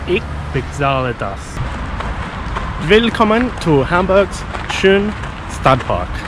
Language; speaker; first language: German; non-native, learner; English